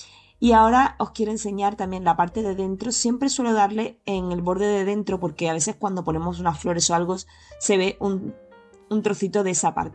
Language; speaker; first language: Spanish; native; Spanish